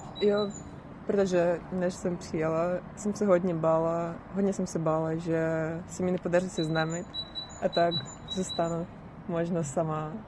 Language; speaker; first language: Czech; non-native, fluent; Russian